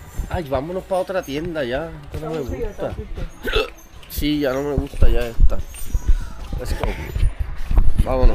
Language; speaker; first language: Spanish; native; Spanish